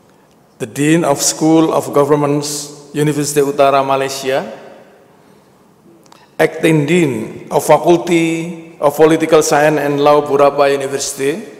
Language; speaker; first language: English; non-native, learner; Indonesian